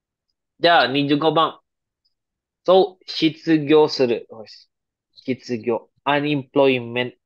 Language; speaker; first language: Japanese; non-native, fluent; Filipino